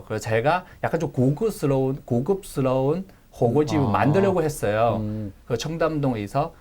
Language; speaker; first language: Korean; non-native, learner; Chinese